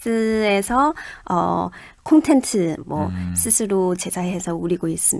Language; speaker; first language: Korean; non-native, fluent; Chinese